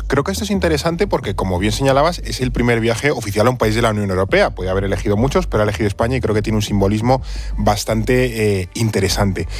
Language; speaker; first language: Spanish; native; Spanish